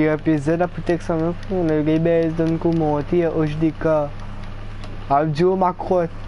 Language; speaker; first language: French; non-native, local second language; Réunion Creole French